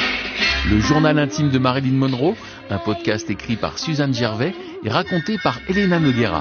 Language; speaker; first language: French; native; French